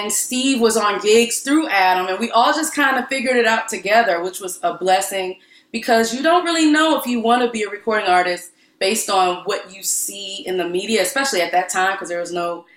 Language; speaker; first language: English; native; English